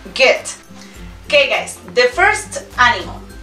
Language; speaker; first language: English; non-native, fluent; Spanish